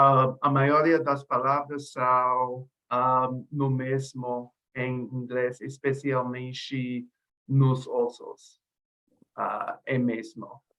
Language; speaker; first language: Portuguese; non-native, learner; English